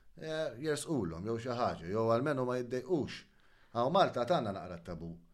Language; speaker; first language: Maltese; native; Maltese